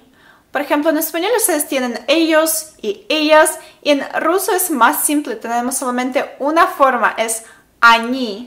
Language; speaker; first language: Spanish; non-native, fluent; Russian